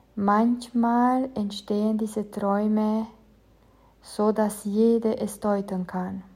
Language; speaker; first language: German; non-native, fluent; Romanian